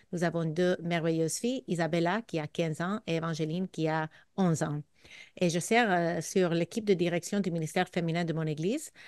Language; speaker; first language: French; non-native, fluent; English